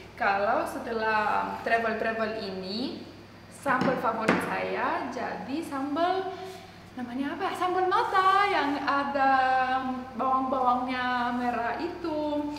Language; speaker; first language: Indonesian; non-native, fluent; Romanian